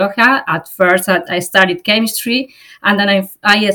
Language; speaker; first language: English; non-native, fluent; Spanish